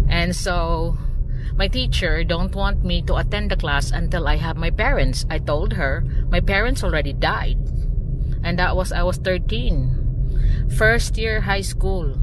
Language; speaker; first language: English; non-native, local second language; Cebuano